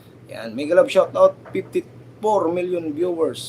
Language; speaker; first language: English; non-native, local second language; Filipino